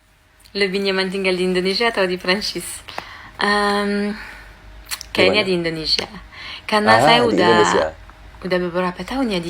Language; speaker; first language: Indonesian; non-native, fluent; French